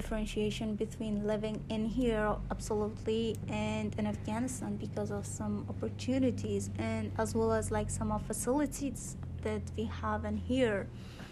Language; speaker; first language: English; non-native, fluent; Persian